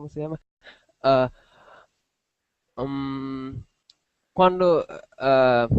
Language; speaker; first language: Spanish; non-native, learner; English